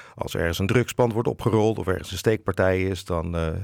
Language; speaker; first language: Dutch; native; Dutch